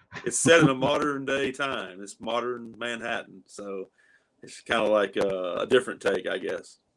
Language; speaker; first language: English; native; English